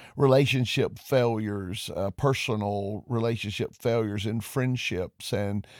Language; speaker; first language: English; native; English